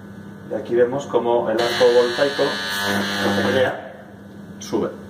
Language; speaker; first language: Spanish; native; Spanish